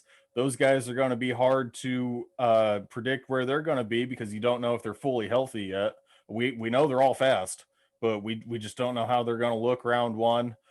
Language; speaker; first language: English; native; English